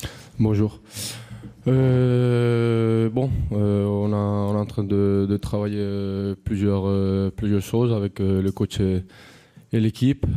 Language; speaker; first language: French; non-native, fluent; Spanish